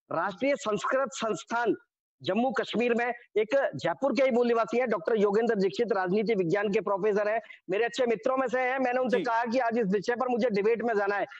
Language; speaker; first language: Hindi; native; Hindi